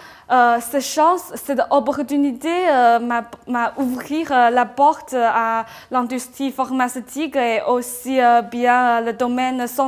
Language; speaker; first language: French; non-native, fluent; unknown